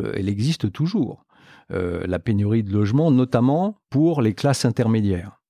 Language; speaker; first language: French; native; French